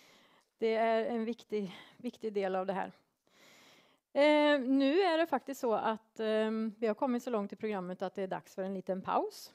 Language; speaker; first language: Swedish; native; Swedish